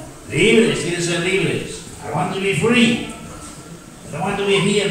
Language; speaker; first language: English; non-native, fluent; Spanish